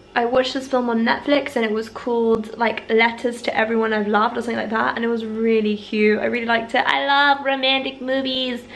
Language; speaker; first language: English; native; English